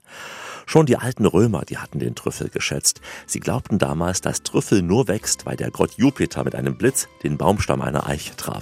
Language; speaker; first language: German; native; German